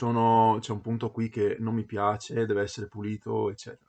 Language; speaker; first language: Italian; native; Italian